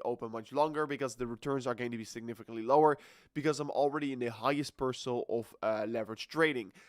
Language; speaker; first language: English; non-native, fluent; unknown